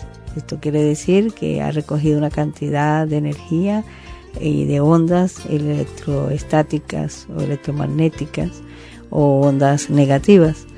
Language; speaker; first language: Spanish; native; Spanish